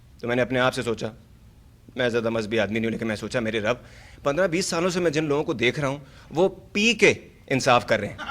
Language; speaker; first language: Urdu; non-native, local second language; Pashto